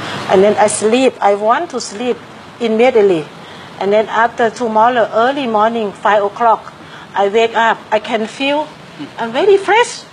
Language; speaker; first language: English; non-native, learner; Thai